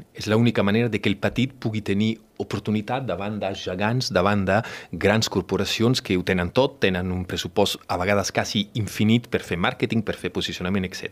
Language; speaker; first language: Catalan; non-native, fluent; Italian